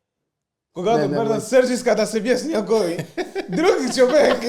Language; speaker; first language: Bulgarian; non-native, learner; Portuguese